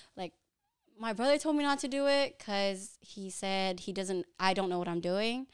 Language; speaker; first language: English; early bilingual, other home language; Filipino